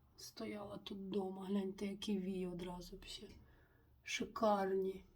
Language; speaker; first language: Ukrainian; non-native, local second language; Russian